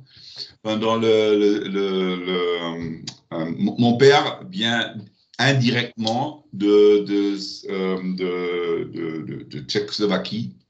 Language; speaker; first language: French; non-native, learner; German